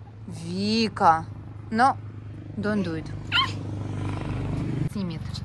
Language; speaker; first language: English; non-native, learner; Russian